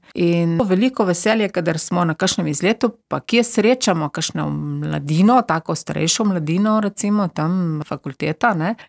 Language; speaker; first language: Slovenian; native; Slovenian